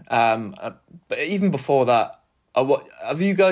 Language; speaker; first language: English; native; English